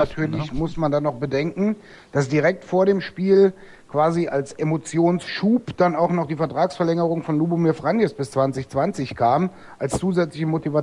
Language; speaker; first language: German; native; German